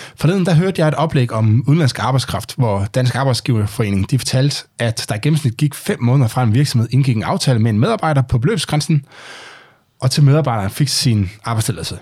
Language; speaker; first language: Danish; native; Danish